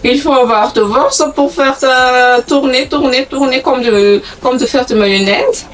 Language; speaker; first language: French; non-native, local second language; Malagasy